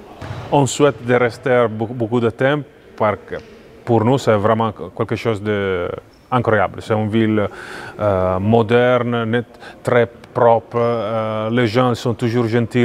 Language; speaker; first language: French; non-native, fluent; Italian